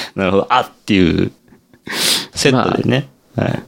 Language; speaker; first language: Japanese; native; Japanese